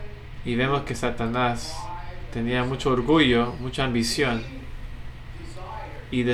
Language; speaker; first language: Spanish; non-native, fluent; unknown